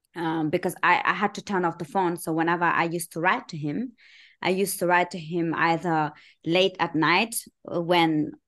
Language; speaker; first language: English; early bilingual, other home language; Persian